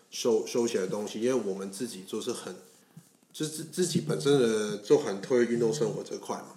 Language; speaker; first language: Chinese; non-native, local second language; Cantonese